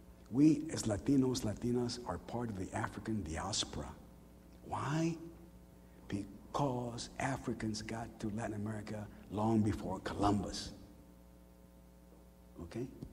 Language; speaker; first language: English; early bilingual, other home language; Spanish